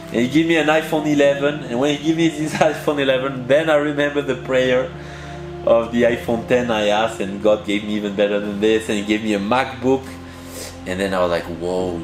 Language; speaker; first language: English; early bilingual, heritage; French